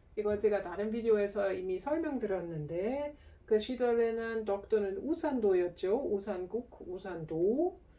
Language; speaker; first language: Korean; non-native, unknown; German